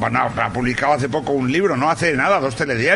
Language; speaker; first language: Spanish; native; Spanish